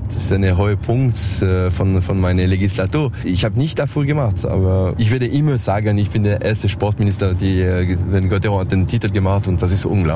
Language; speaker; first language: German; non-native, learner; French